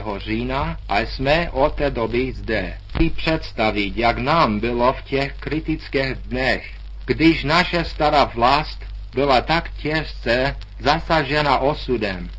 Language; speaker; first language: Czech; early bilingual, heritage; Czech